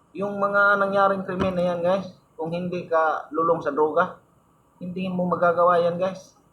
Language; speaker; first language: Filipino; non-native, local second language; Cebuano